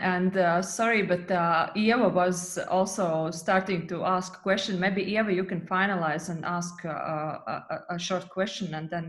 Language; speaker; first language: English; non-native, fluent; Latvian